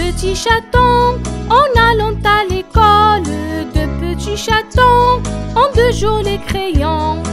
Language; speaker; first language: French; non-native, local second language; Arabic